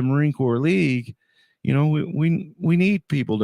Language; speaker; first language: English; native; English